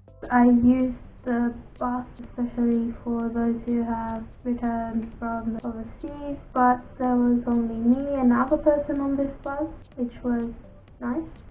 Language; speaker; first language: English; non-native, fluent; Japanese